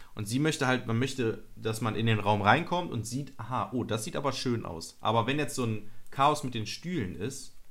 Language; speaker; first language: German; native; German